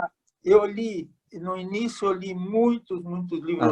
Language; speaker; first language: Portuguese; non-native, fluent; Hungarian